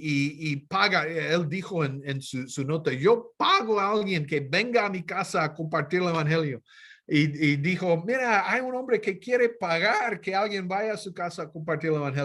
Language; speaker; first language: Spanish; non-native, fluent; English